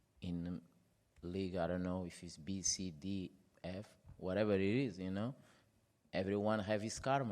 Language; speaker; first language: English; non-native, fluent; Portuguese